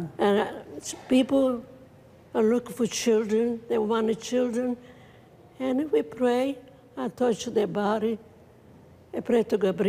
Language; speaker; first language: English; non-native, learner; Italian